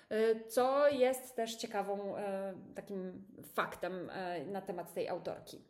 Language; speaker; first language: Polish; native; Polish